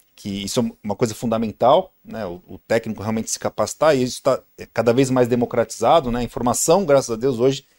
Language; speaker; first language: Portuguese; native; Portuguese